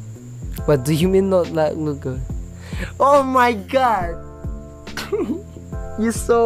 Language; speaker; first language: English; non-native, learner; Indonesian